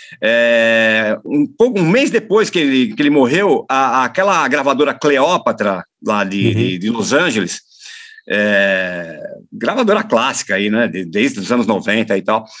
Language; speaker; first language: Portuguese; native; Portuguese